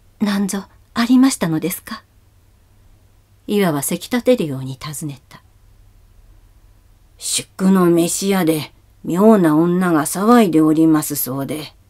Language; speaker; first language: Japanese; native; Japanese